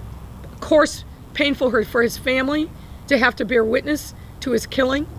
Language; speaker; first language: English; native; English